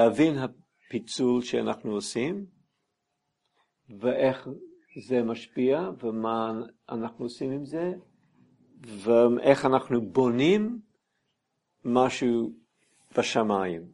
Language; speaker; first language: Hebrew; non-native, fluent; English